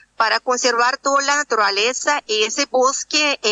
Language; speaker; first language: Spanish; non-native, fluent; Russian